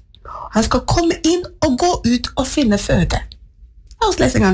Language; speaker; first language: Norwegian; non-native, fluent; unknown